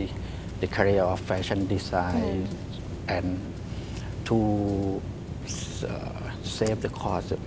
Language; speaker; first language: English; non-native, learner; Thai